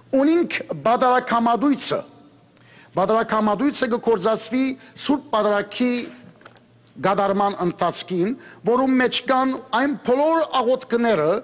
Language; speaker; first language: Armenian; early bilingual, heritage; Armenian